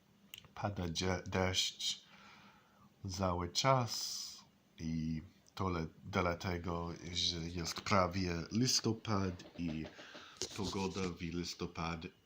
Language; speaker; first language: Polish; non-native, learner; English